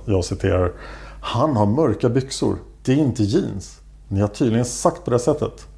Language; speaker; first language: Swedish; native; Swedish